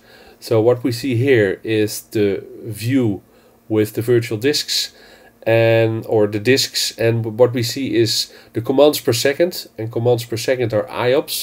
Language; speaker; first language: English; non-native, fluent; Dutch